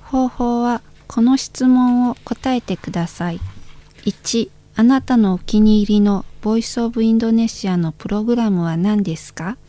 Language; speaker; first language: Japanese; non-native, fluent; Indonesian